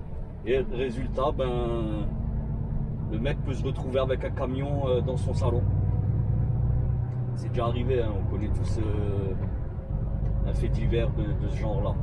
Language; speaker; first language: French; native; French